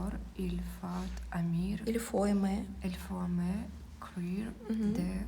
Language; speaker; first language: French; non-native, learner; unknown